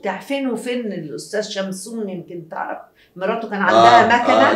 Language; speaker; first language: Arabic; native; Arabic